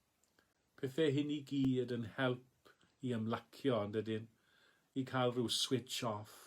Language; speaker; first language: Welsh; native; Welsh